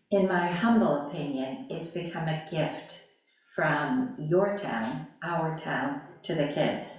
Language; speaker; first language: English; native; English